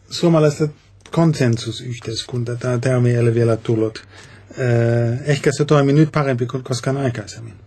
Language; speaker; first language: Finnish; non-native, fluent; German